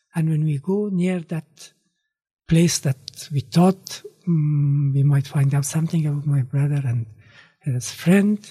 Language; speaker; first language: English; non-native, fluent; Persian